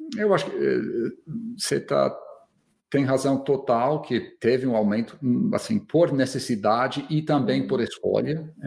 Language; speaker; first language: Portuguese; non-native, fluent; English